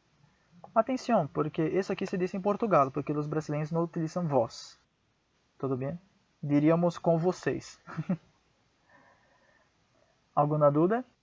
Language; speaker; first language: Portuguese; non-native, fluent; Spanish